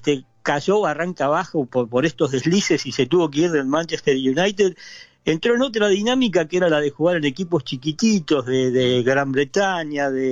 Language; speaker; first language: Spanish; native; Spanish